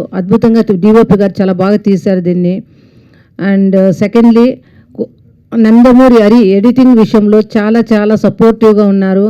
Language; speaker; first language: Telugu; native; Telugu